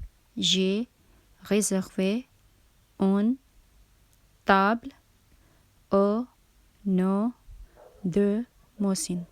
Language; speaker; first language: French; non-native, fluent; Urdu